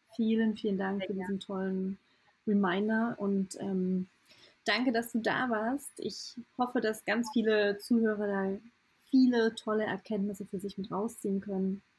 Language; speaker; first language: German; native; German